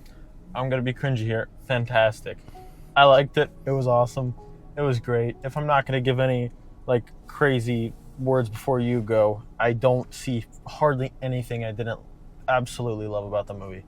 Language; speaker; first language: English; native; English